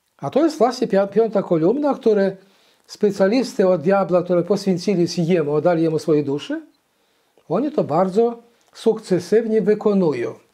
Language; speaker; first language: Polish; early bilingual, heritage; Polish